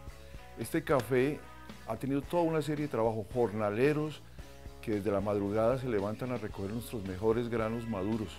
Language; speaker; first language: Spanish; native; Spanish